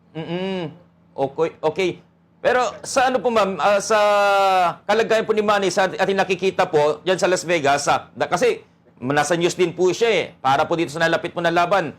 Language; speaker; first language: Filipino; non-native, local second language; Pangasinan